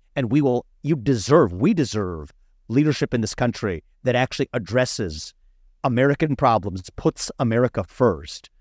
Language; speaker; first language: English; early bilingual, other home language; Hindi